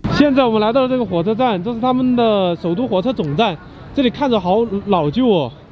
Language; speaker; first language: Chinese; native; Chinese